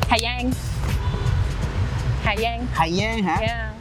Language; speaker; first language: Vietnamese; non-native, fluent; English